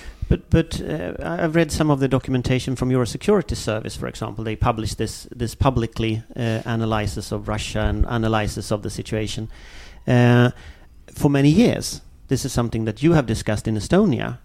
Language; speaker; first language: English; non-native, fluent; Swedish